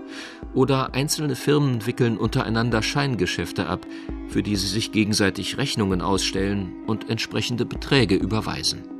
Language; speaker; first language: German; native; German